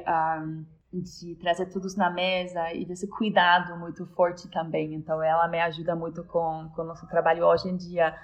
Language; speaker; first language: Portuguese; non-native, fluent; Polish